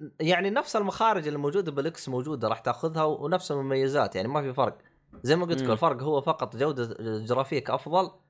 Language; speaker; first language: Arabic; native; Arabic